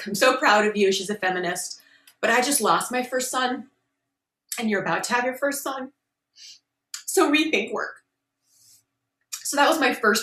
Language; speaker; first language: English; native; English